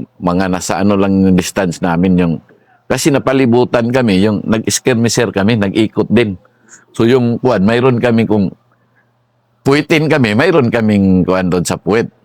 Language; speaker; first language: Filipino; non-native, local second language; Cebuano